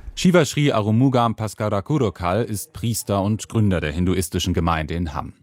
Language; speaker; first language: German; native; German